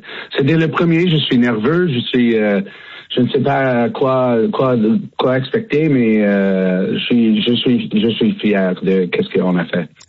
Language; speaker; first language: French; non-native, learner; English